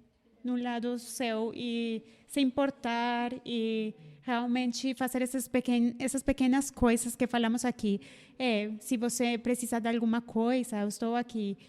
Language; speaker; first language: Portuguese; non-native, fluent; Spanish